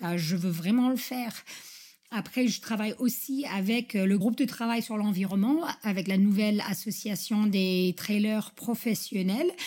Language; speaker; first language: French; non-native, fluent; English